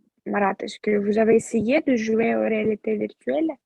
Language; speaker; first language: French; non-native, fluent; Russian